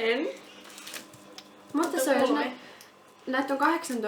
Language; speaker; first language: Finnish; native; Finnish